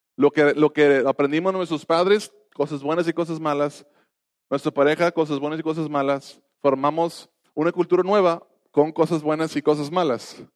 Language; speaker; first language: Spanish; non-native, fluent; English